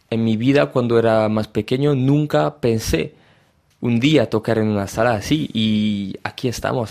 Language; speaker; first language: Spanish; early bilingual, heritage; French